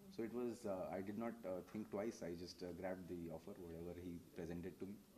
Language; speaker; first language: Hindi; native; Hindi